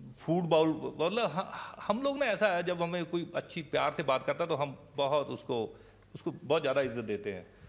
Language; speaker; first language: Hindi; non-native, local second language; Punjabi